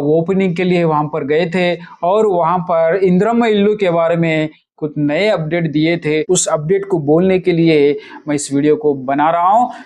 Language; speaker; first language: Hindi; non-native, local second language; Telugu